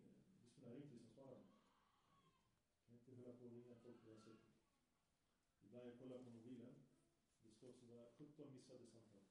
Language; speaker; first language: Swedish; early bilingual, other home language; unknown